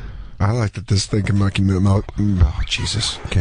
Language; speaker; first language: English; native; English